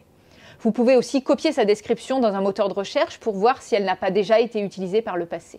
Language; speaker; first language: French; native; French